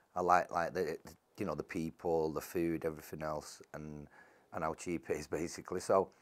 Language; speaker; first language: English; native; English